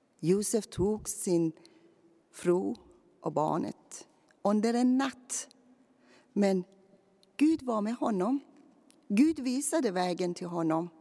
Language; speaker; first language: Swedish; non-native, fluent; Persian